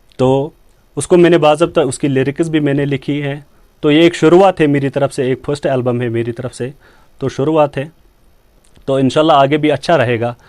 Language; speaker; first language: Hindi; non-native, local second language; Kashmiri